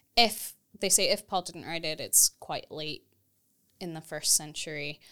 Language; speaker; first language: English; native; English